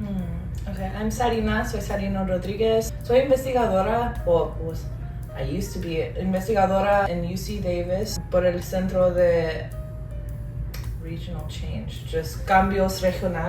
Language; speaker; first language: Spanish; early bilingual, heritage; English